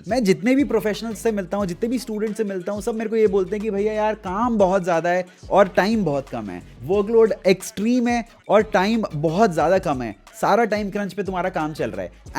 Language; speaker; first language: Hindi; native; Hindi